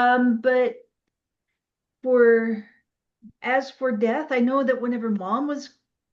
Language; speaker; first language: English; native; English